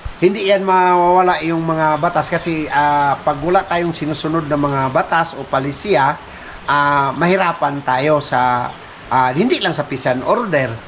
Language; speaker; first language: Filipino; non-native, local second language; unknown